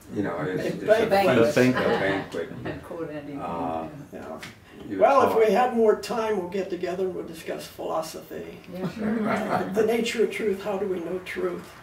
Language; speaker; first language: English; native; English